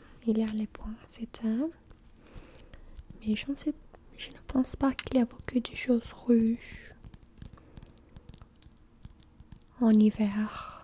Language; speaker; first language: French; non-native, learner; English